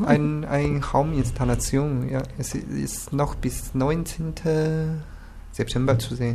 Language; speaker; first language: German; non-native, learner; Chinese